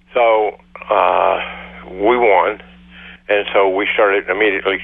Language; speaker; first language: English; native; English